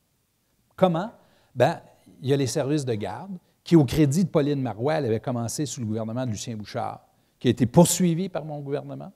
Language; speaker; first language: French; native; French